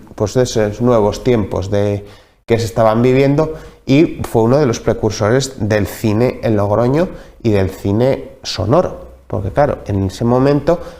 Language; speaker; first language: Spanish; native; Spanish